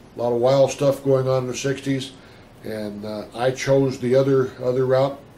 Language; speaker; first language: English; native; English